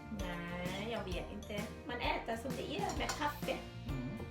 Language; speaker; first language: Swedish; non-native, learner; Thai